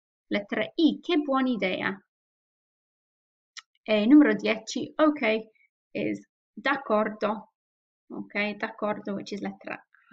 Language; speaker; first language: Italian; non-native, fluent; English